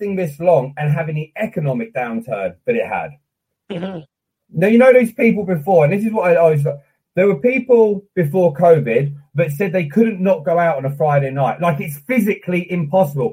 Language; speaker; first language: English; native; English